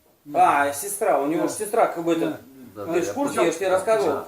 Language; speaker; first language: Russian; native; Russian